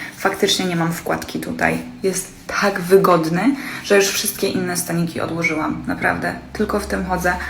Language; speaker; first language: Polish; native; Polish